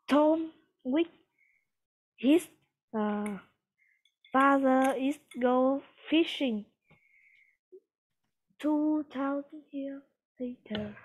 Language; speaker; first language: English; non-native, learner; Vietnamese